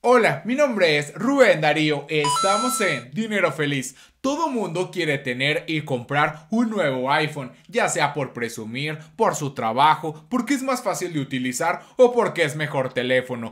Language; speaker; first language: Spanish; native; Spanish